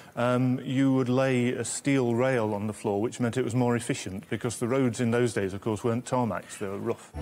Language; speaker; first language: English; native; English